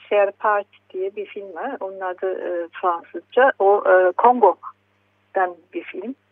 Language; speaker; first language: Turkish; non-native, fluent; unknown